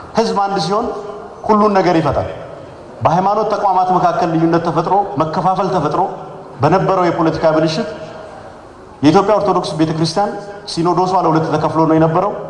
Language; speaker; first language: Amharic; non-native, local second language; Oromo